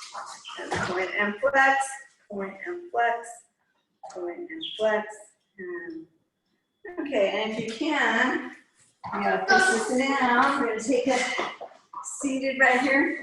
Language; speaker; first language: English; native; English